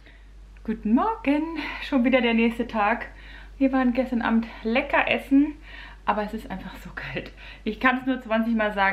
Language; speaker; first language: German; native; German